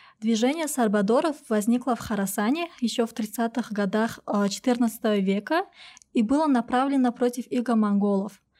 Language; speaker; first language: Russian; non-native, local second language; Tajik